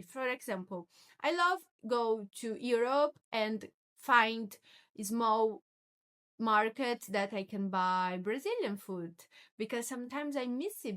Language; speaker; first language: English; non-native, learner; Portuguese